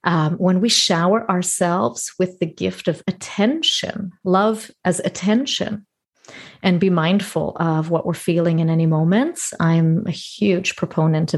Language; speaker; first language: English; native; English